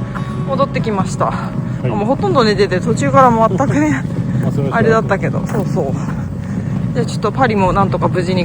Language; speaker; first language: Japanese; native; Japanese